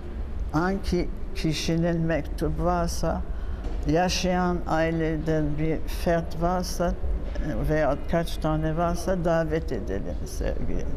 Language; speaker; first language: Turkish; non-native, fluent; French